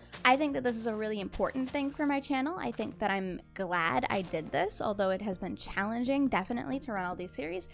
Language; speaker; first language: English; native; English